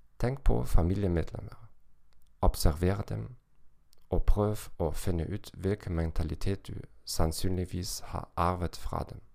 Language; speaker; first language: Norwegian; non-native, learner; German